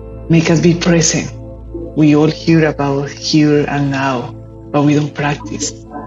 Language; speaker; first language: English; non-native, fluent; Spanish